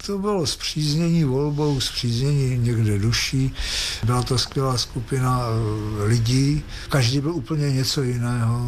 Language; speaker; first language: Czech; native; Czech